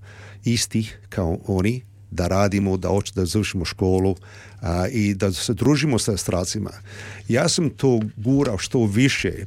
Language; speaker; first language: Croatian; early bilingual, heritage; Serbian